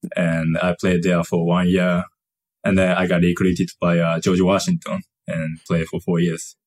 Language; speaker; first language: English; non-native, fluent; Japanese